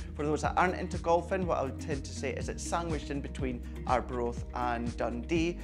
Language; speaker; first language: English; native; English